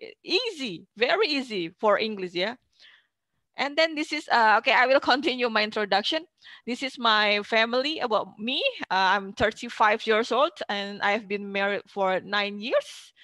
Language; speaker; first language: English; non-native, fluent; Indonesian